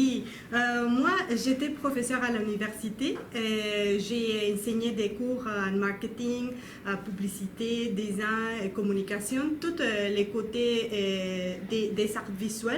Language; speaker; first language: French; non-native, learner; Spanish